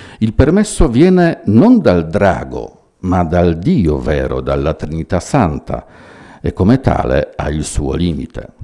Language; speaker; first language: Italian; non-native, fluent; Polish